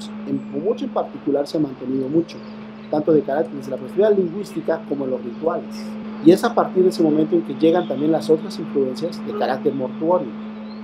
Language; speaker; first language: Spanish; native; Spanish